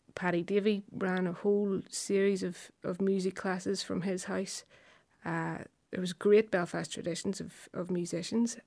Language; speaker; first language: English; native; English